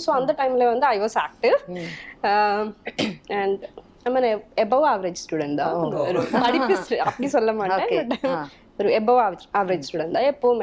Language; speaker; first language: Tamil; non-native, local second language; Malayalam